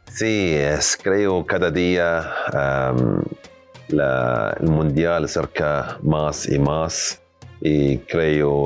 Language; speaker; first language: Spanish; non-native, learner; Arabic